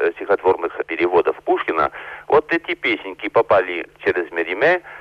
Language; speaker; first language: Russian; non-native, fluent; French